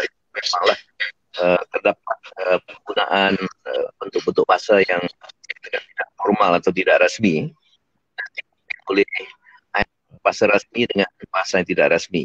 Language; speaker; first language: Malay; native; Malay